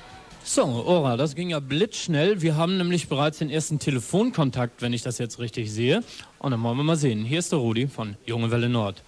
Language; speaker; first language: German; native; German